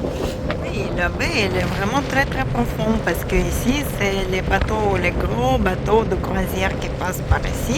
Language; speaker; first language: French; non-native, fluent; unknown